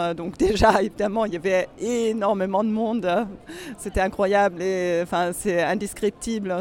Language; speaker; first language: French; non-native, fluent; German